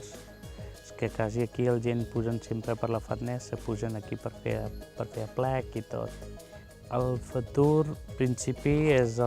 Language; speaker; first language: Catalan; non-native, learner; Punjabi